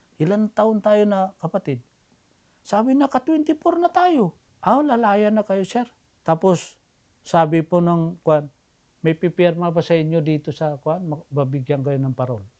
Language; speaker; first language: Filipino; non-native, local second language; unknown